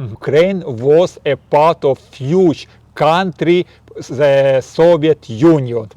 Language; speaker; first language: English; non-native, learner; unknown